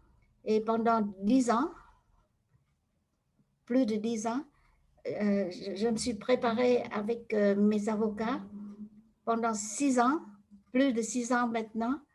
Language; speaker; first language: French; non-native, fluent; Vietnamese